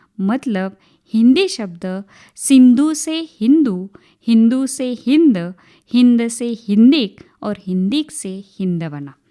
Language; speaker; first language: Hindi; non-native, local second language; Marathi